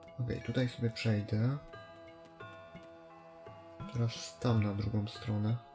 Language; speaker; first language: Polish; native; Polish